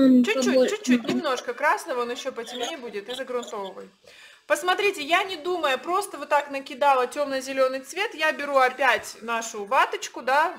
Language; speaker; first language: Russian; native; Russian